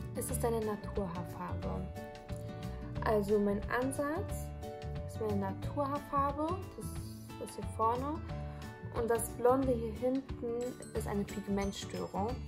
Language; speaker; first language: German; early bilingual, other home language; Polish